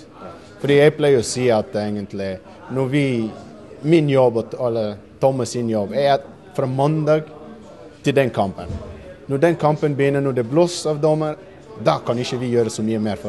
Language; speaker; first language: Norwegian; non-native, fluent; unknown